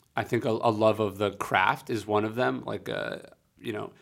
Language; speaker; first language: English; native; English